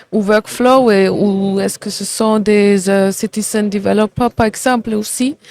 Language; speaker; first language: French; non-native, fluent; German